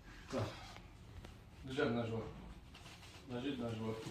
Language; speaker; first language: Russian; non-native, learner; Tajik